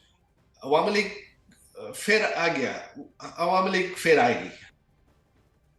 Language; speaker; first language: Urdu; non-native, fluent; Bangla